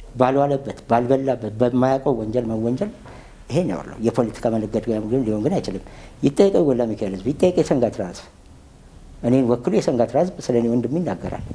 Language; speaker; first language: Amharic; native; Amharic